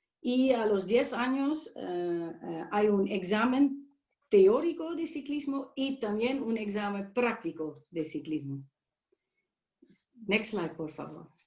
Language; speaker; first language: Spanish; non-native, fluent; Dutch